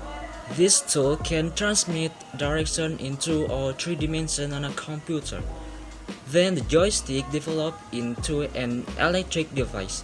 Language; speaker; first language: English; non-native, learner; Indonesian